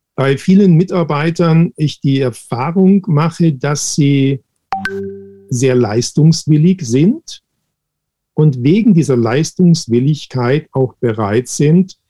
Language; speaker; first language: German; native; German